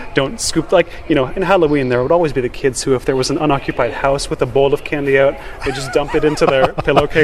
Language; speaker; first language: English; native; English